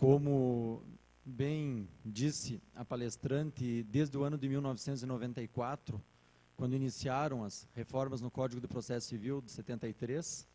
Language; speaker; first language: Portuguese; native; Portuguese